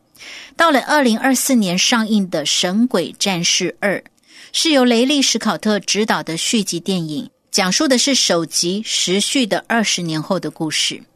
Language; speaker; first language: Chinese; native; Chinese